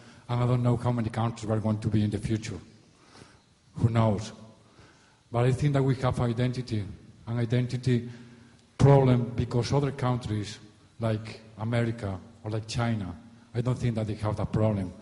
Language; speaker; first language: English; non-native, fluent; Spanish